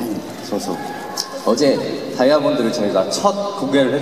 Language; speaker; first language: Korean; native; Korean